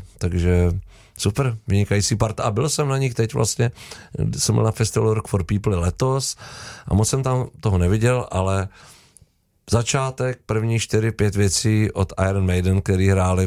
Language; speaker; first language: Czech; native; Czech